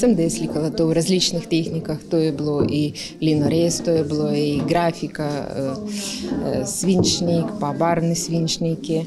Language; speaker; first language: Slovenian; non-native, learner; Ukrainian